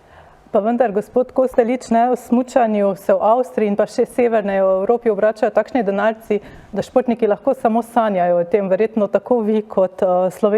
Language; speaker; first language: Slovenian; native; Slovenian